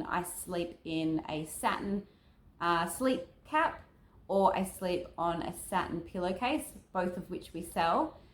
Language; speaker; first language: English; native; English